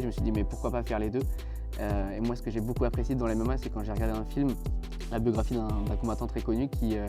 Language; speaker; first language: French; native; French